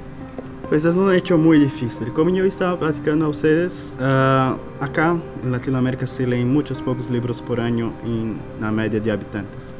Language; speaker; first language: Spanish; non-native, fluent; Portuguese